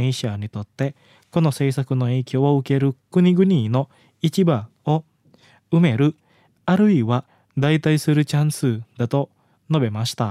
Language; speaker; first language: Japanese; non-native, fluent; Indonesian